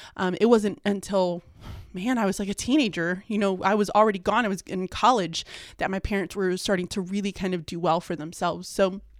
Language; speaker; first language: English; early bilingual, other home language; Spanish